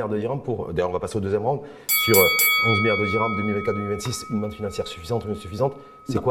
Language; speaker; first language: French; non-native, local second language; Arabic